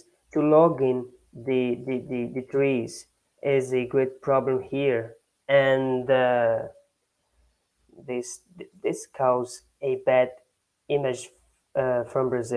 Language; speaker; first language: English; non-native, learner; Portuguese